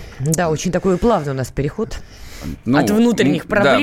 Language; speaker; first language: Russian; native; Russian